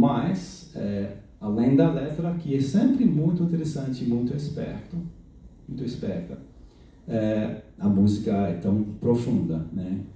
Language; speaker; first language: Portuguese; non-native, fluent; English